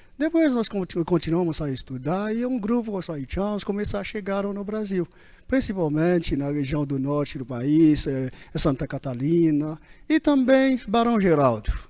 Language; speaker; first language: Portuguese; non-native, fluent; Haitian Creole